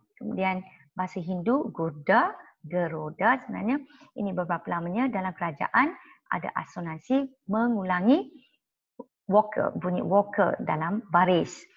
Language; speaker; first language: Malay; non-native, local second language; Chinese